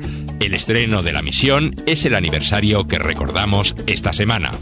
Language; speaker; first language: Spanish; native; Spanish